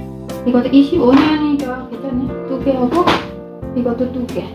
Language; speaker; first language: Korean; non-native, fluent; Vietnamese